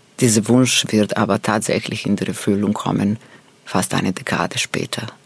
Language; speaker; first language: German; non-native, fluent; Serbian